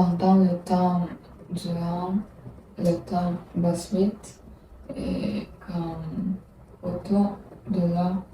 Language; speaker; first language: French; non-native, learner; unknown